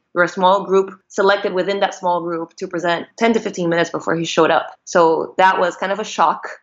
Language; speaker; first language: English; non-native, fluent; Portuguese